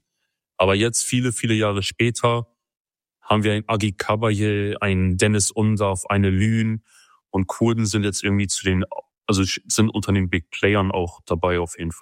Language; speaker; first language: German; early bilingual, other home language; Kurdish